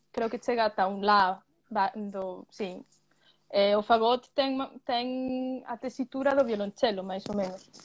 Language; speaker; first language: Galician; early bilingual, other home language; Spanish